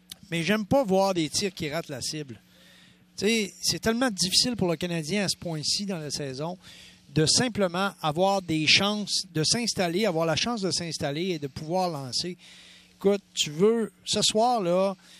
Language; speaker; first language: French; native; French